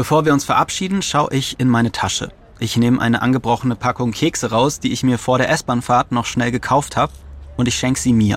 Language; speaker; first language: German; native; German